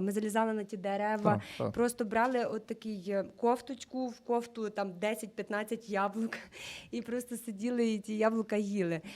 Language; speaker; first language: Ukrainian; native; Ukrainian